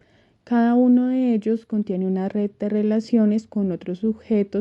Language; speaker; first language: Spanish; native; Spanish